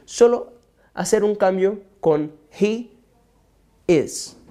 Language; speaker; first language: Spanish; non-native, fluent; Portuguese